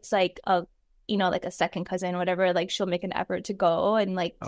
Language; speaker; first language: English; native; English